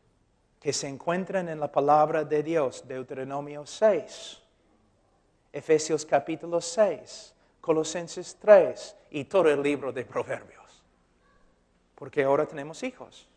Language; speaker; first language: Spanish; non-native, fluent; English